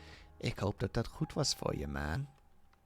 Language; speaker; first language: Dutch; non-native, learner; English